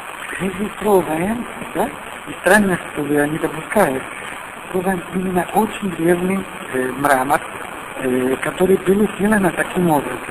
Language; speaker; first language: Russian; non-native, learner; Italian